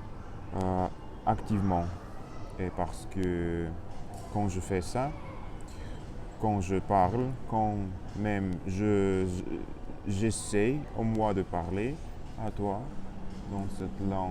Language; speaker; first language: French; non-native, learner; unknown